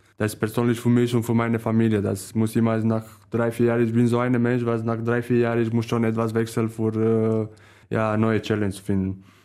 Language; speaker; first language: German; non-native, learner; Romanian